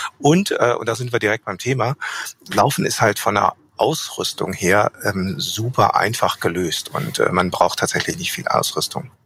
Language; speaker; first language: German; native; German